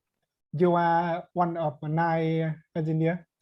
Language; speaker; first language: English; non-native, learner; Vietnamese